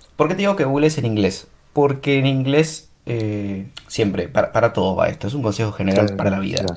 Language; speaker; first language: Spanish; native; Spanish